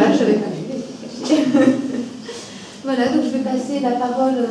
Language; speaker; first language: French; native; French